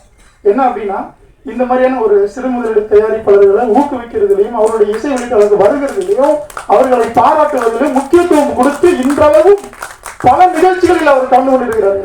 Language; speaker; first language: Tamil; native; Tamil